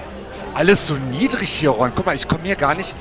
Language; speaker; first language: German; native; German